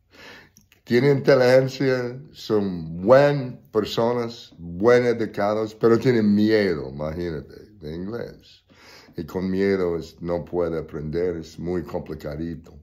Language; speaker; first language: Spanish; non-native, learner; English